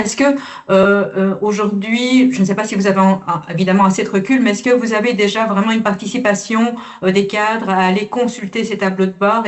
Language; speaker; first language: French; native; French